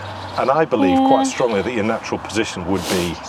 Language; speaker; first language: English; native; English